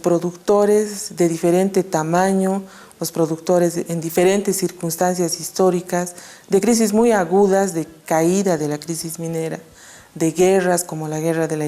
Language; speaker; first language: Spanish; native; Spanish